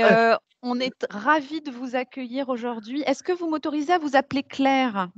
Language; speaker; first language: French; native; French